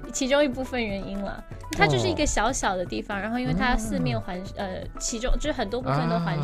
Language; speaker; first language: Chinese; native; Chinese